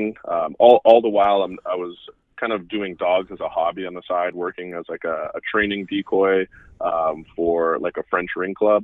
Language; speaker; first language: English; native; English